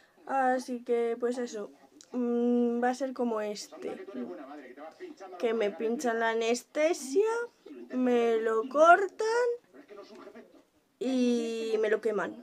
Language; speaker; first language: Spanish; native; Spanish